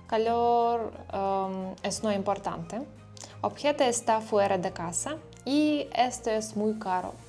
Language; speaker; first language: Spanish; non-native, learner; Russian